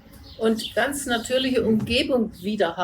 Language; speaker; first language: German; native; German